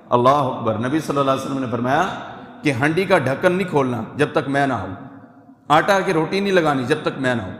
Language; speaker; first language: Urdu; non-native, local second language; Punjabi